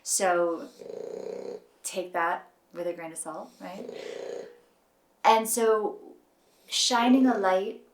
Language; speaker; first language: English; native; English